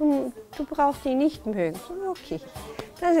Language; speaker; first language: German; non-native, fluent; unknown